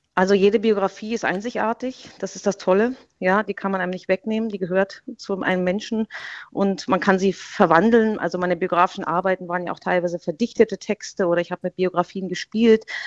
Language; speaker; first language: German; native; German